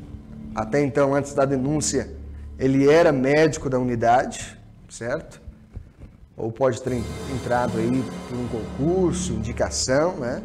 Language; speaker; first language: Portuguese; native; Portuguese